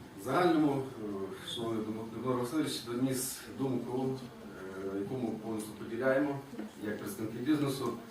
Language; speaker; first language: Ukrainian; native; Ukrainian